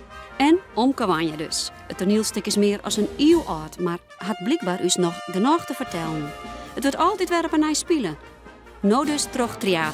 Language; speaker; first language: Dutch; non-native, local second language; Western Frisian